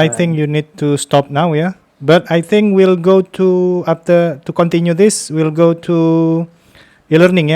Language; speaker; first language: English; non-native, fluent; Indonesian